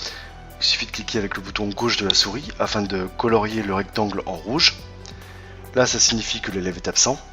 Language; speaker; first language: French; native; French